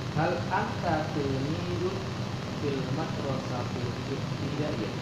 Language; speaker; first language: Arabic; non-native, learner; Indonesian